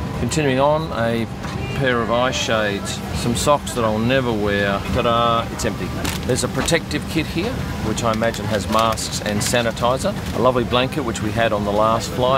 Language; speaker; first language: English; native; English